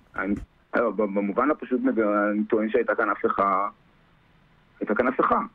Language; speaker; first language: Hebrew; native; Hebrew